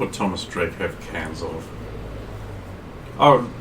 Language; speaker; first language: English; native; English